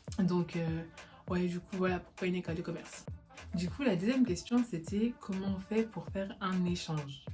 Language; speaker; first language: French; early bilingual, other home language; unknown